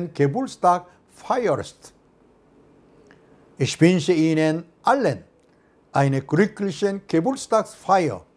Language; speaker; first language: German; non-native, fluent; Korean